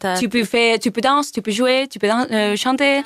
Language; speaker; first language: French; non-native, learner; Spanish